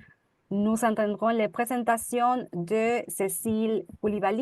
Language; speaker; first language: French; non-native, fluent; Spanish